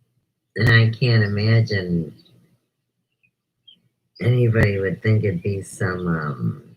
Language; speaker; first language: English; native; English